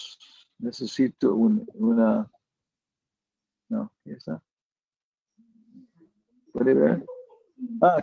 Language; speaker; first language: Spanish; non-native, learner; English